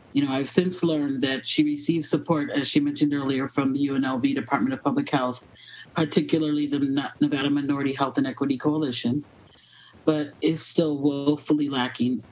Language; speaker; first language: English; native; English